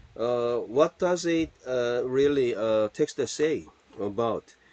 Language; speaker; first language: English; non-native, fluent; Korean